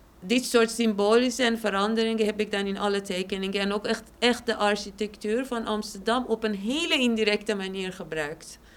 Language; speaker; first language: Dutch; non-native, fluent; Persian